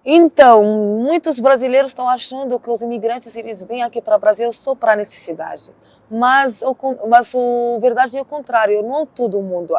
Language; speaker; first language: Portuguese; non-native, learner; Arabic